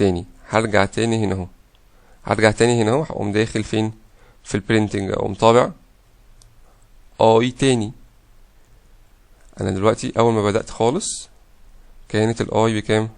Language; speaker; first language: Arabic; native; Arabic